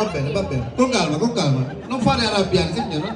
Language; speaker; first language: Italian; non-native, learner; Sinhala